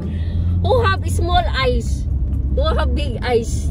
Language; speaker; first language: English; non-native, learner; Filipino